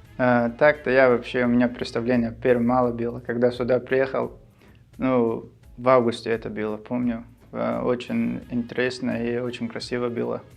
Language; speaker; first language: Russian; non-native, local second language; Shughni